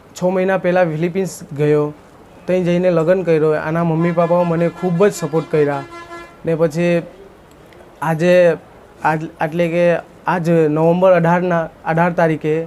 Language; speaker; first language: Gujarati; non-native, local second language; Hindi